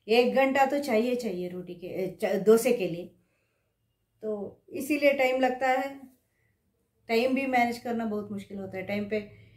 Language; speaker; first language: Hindi; non-native, local second language; Kannada